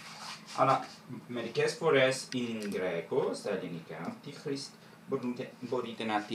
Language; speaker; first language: Greek; non-native, fluent; Italian